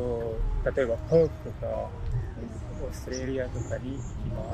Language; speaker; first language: Japanese; non-native, learner; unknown